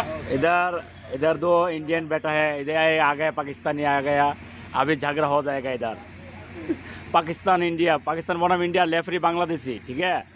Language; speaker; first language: Hindi; non-native, learner; Bangla